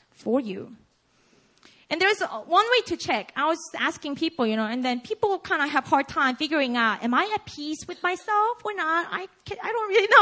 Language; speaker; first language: English; non-native, fluent; Korean